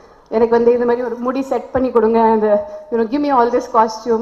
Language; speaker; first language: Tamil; non-native, local second language; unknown